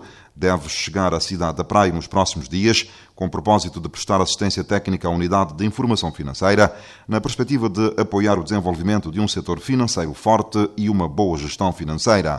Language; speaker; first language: Portuguese; non-native, local second language; Kabuverdianu